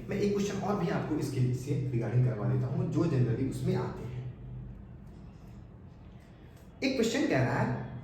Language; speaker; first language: Hindi; native; Hindi